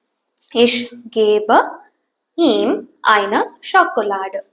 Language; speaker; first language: German; non-native, learner; Tamil